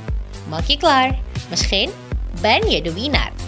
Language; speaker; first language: Dutch; non-native, fluent; Indonesian